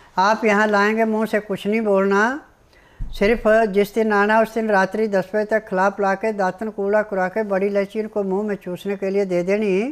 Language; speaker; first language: Hindi; native; Hindi